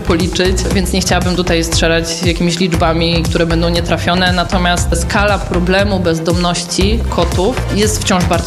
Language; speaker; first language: Polish; native; Polish